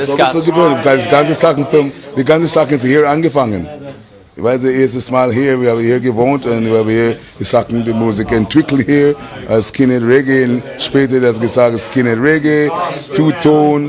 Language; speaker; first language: German; non-native, learner; English